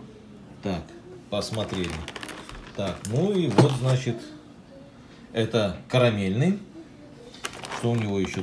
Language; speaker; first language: Russian; native; Russian